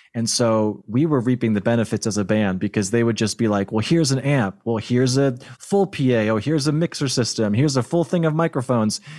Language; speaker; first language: English; native; English